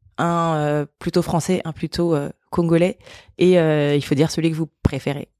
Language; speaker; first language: French; native; French